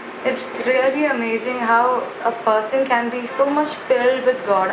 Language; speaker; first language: English; non-native, local second language; Malayalam